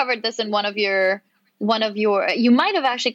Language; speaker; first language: English; non-native, local second language; Urdu